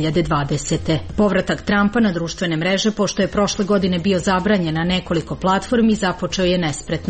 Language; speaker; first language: Serbian; native; Serbian